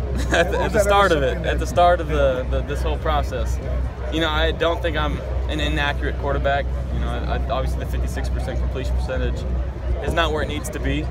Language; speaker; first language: English; native; English